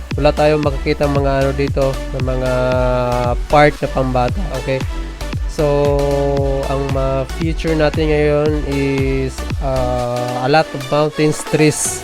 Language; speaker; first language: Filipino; native; Filipino